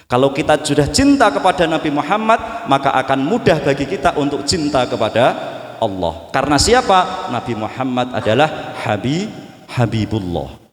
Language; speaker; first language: Indonesian; non-native, local second language; Javanese